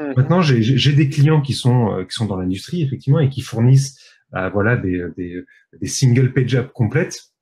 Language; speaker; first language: French; native; French